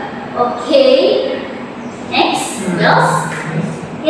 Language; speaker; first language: English; non-native, learner; Indonesian